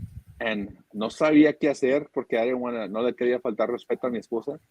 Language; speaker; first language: Spanish; early bilingual, other home language; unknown